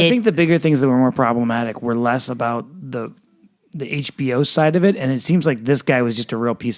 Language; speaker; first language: English; native; English